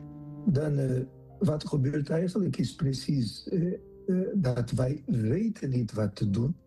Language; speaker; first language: Dutch; non-native, fluent; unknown